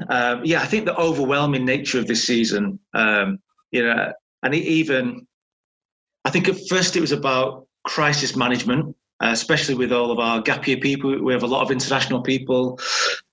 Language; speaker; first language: English; native; English